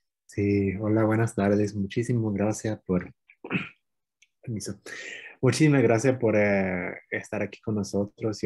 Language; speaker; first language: Spanish; non-native, fluent; English